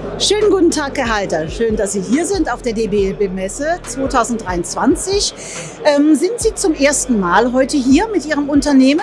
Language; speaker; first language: German; native; German